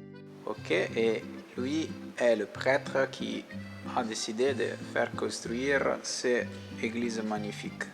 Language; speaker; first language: French; non-native, learner; Italian